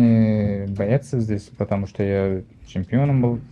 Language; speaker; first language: Russian; non-native, learner; Uzbek